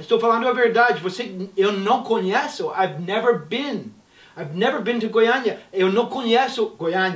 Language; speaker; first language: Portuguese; non-native, fluent; English